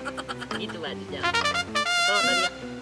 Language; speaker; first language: Indonesian; native; Indonesian